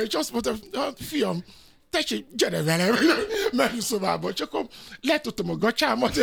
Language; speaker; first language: Hungarian; non-native, learner; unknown